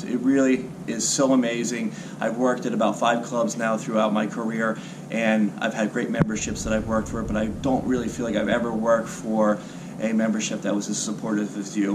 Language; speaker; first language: English; native; English